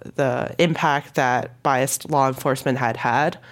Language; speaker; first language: English; non-native, local second language; Cantonese